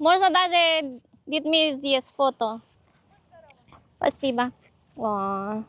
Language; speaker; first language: Russian; non-native, learner; Filipino